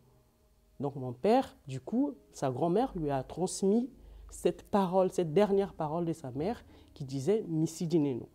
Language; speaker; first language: French; non-native, local second language; Lingala